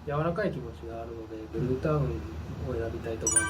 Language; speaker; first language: Japanese; native; Japanese